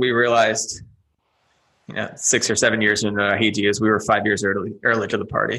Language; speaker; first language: English; native; English